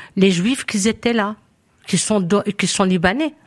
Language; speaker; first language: French; non-native, local second language; Arabic